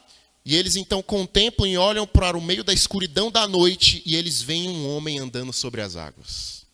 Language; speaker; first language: Portuguese; native; Portuguese